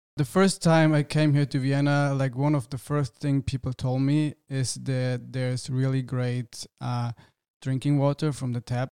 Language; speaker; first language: English; non-native, fluent; German